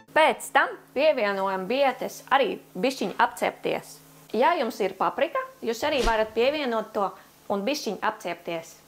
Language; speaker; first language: Latvian; non-native, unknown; Ukrainian